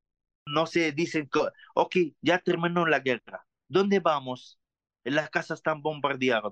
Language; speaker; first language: Spanish; non-native, learner; Arabic